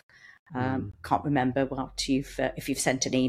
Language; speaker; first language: English; native; English